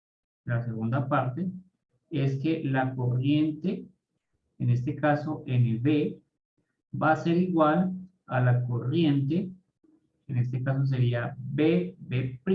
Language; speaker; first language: Spanish; native; Spanish